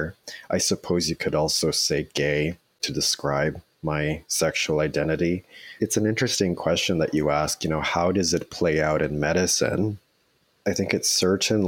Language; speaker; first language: English; native; English